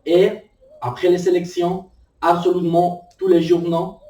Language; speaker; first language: French; non-native, learner; Spanish